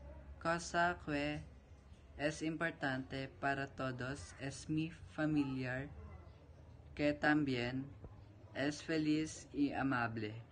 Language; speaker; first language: Spanish; non-native, learner; Filipino